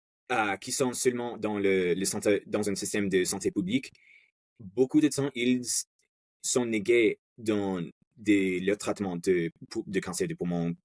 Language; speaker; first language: French; non-native, learner; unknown